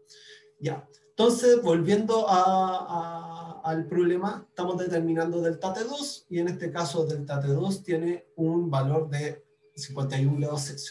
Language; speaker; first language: Spanish; native; Spanish